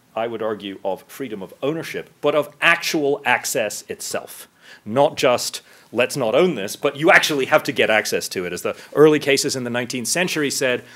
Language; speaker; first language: English; native; English